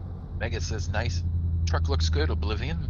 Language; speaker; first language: English; native; English